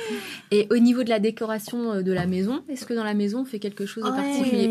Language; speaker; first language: French; native; French